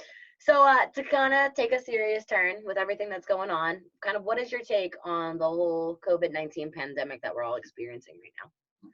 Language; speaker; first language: English; native; English